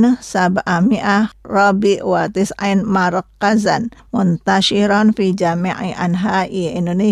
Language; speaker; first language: Arabic; non-native, fluent; Indonesian